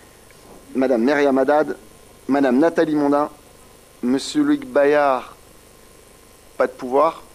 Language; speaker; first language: French; native; French